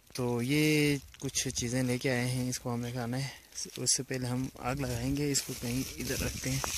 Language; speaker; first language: Urdu; non-native, local second language; Balti